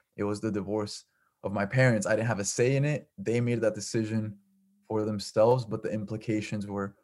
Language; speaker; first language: English; early bilingual, other home language; Spanish